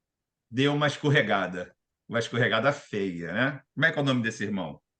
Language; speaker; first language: Portuguese; native; Portuguese